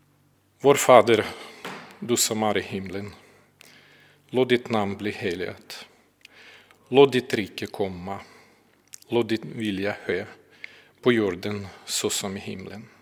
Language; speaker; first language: Swedish; non-native, fluent; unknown